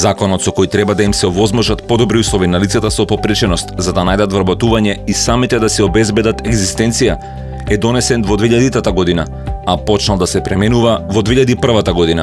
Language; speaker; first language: Macedonian; native; Macedonian